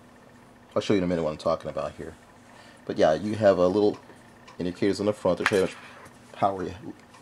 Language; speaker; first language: English; native; English